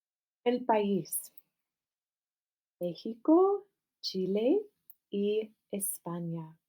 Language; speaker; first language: Spanish; non-native, fluent; English